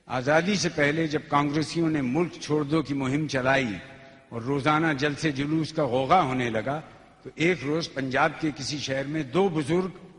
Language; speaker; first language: Urdu; native; Urdu